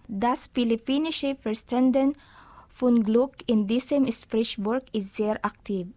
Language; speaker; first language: German; non-native, learner; Filipino